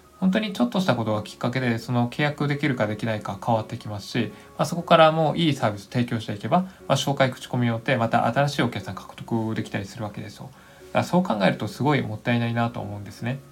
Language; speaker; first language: Japanese; native; Japanese